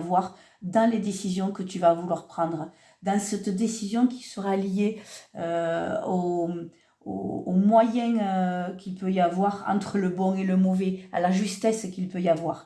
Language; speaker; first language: French; native; French